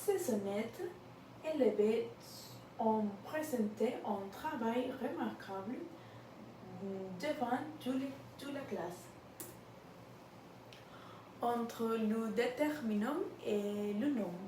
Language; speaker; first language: French; non-native, learner; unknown